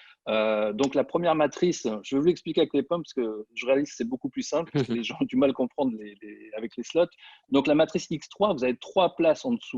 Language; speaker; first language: French; native; French